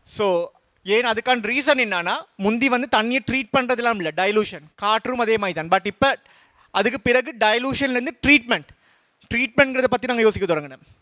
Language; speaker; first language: Tamil; non-native, local second language; Sinhala